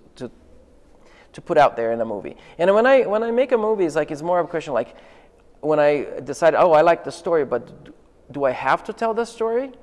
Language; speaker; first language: English; non-native, fluent; Portuguese